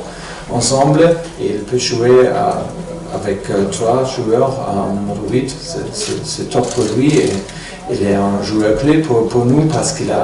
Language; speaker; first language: French; non-native, fluent; German